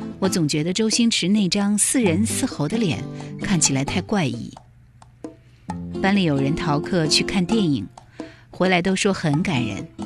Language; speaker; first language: Chinese; native; Chinese